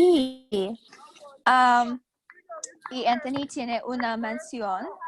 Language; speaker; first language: Spanish; non-native, learner; English